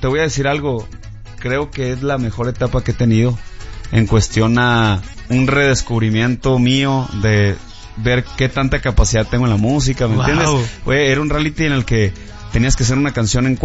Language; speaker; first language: Spanish; native; Spanish